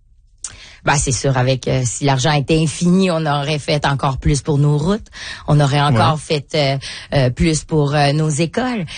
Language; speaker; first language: French; native; French